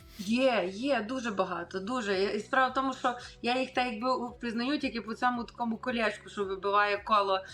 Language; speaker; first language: Ukrainian; native; Ukrainian